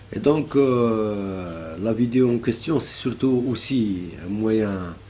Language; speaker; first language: French; non-native, local second language; Arabic